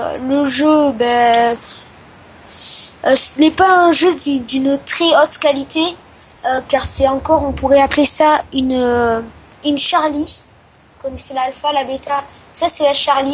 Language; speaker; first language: French; native; French